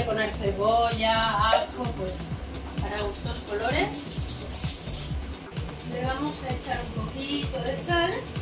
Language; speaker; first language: Spanish; native; Spanish